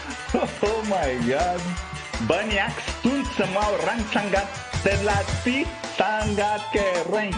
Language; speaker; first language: Indonesian; non-native, learner; Portuguese